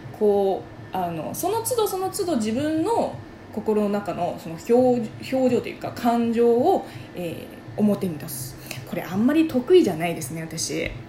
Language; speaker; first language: Japanese; non-native, fluent; Chinese